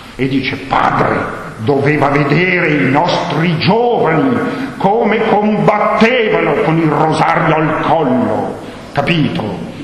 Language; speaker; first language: Italian; non-native, local second language; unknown